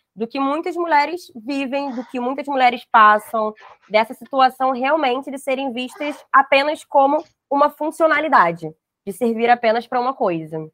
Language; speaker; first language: Portuguese; native; Portuguese